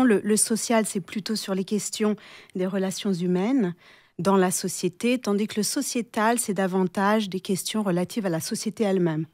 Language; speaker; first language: French; native; French